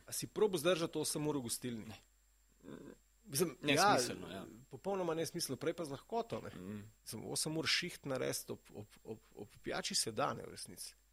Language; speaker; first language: Slovenian; native; Slovenian